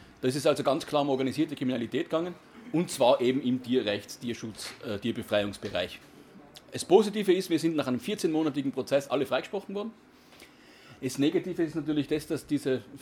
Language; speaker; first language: German; native; German